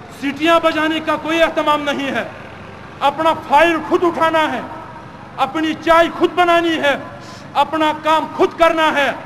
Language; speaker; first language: Urdu; non-native, local second language; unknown